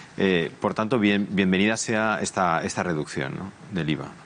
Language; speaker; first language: Spanish; native; Spanish